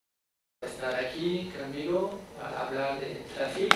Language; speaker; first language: Spanish; non-native, fluent; French